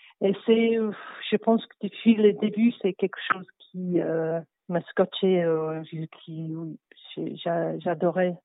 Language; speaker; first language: French; non-native, learner; English